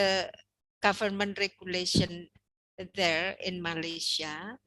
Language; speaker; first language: English; non-native, learner; Indonesian